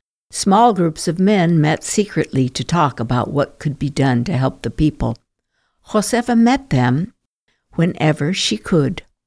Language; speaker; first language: English; native; English